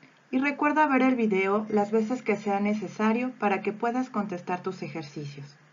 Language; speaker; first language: Spanish; native; Spanish